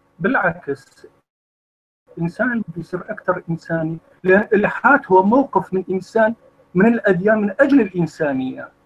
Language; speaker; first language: Arabic; non-native, fluent; Kurdish